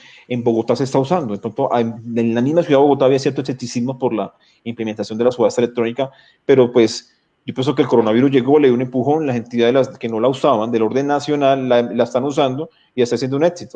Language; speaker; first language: Spanish; native; Spanish